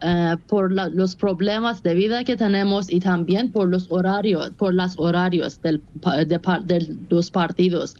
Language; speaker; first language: Spanish; non-native, fluent; Persian